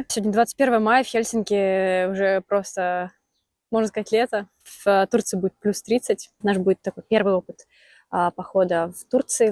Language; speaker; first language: Russian; native; Russian